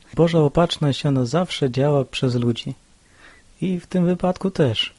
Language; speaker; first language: Polish; early bilingual, other home language; Russian